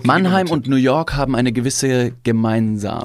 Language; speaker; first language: German; native; German